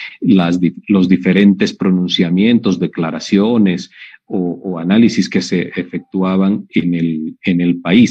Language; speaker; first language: Spanish; native; Spanish